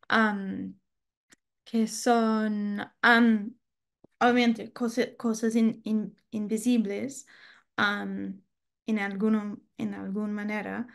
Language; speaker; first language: Spanish; non-native, learner; English